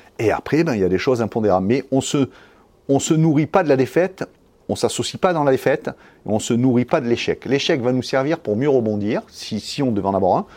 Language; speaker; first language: French; native; French